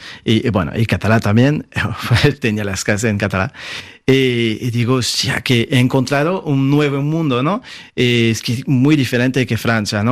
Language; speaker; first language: Spanish; non-native, fluent; French